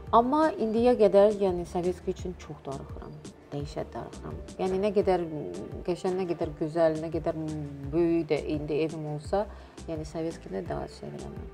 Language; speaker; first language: Azerbaijani; non-native, local second language; Russian